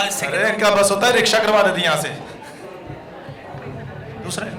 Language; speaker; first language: Hindi; native; Hindi